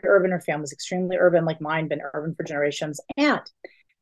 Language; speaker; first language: English; native; English